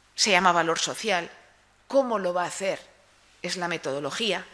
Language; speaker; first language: Spanish; native; Spanish